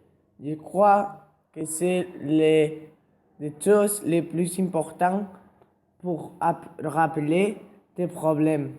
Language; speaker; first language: French; non-native, learner; Spanish